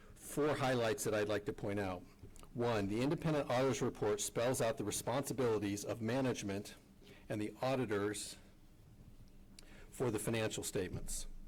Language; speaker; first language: English; native; English